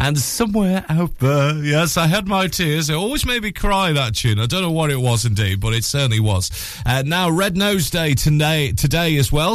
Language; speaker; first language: English; native; English